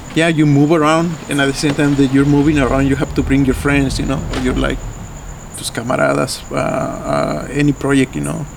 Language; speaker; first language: English; non-native, fluent; Spanish